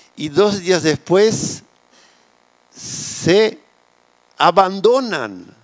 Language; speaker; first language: Spanish; non-native, fluent; Hungarian